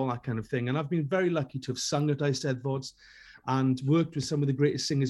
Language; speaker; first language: English; native; English